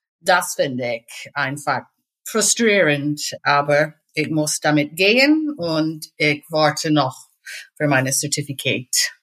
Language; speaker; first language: German; non-native, fluent; English